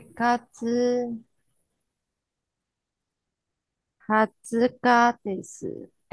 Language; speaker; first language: Japanese; non-native, learner; Chinese